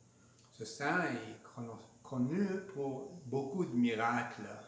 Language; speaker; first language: French; non-native, learner; Spanish